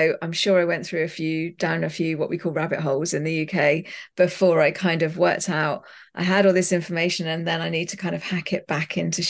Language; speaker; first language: English; native; English